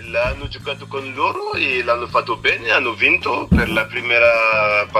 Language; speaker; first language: Italian; non-native, fluent; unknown